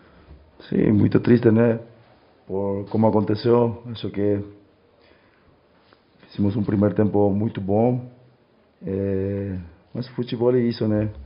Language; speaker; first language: Portuguese; non-native, fluent; Spanish